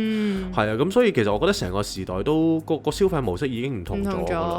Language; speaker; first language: Cantonese; native; Cantonese